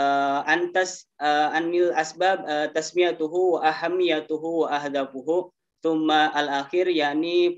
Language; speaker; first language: Arabic; non-native, learner; Indonesian